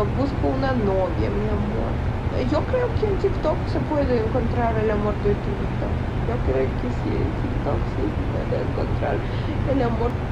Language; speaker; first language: Spanish; non-native, fluent; Ukrainian